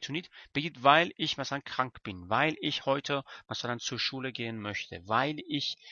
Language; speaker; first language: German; non-native, fluent; Persian